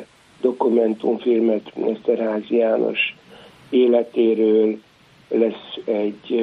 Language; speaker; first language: Hungarian; native; Hungarian